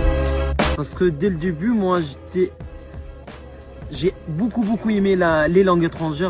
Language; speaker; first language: French; non-native, fluent; Arabic